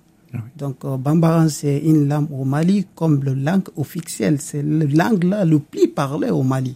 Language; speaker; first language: French; non-native, local second language; Mandingo